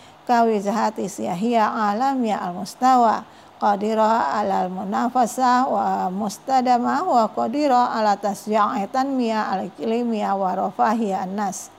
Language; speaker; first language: Arabic; non-native, fluent; Indonesian